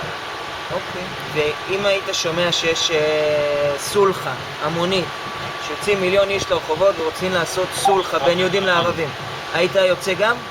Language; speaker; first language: Hebrew; non-native, fluent; English